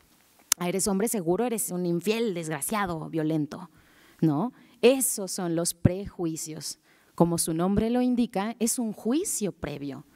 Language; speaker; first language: Spanish; native; Spanish